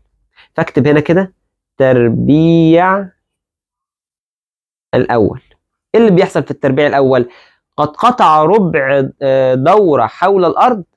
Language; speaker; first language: Arabic; native; Arabic